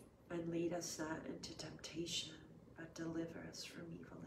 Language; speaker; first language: English; native; English